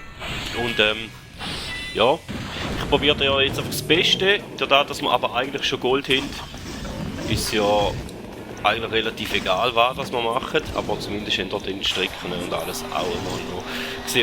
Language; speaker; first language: German; native; German